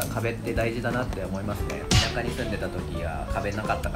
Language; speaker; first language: Japanese; native; Japanese